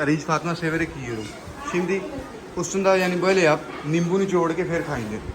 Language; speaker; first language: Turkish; non-native, learner; Punjabi